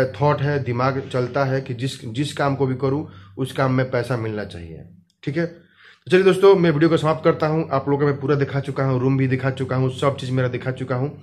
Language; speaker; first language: Hindi; native; Hindi